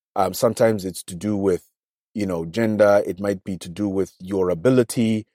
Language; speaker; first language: English; non-native, local second language; Shona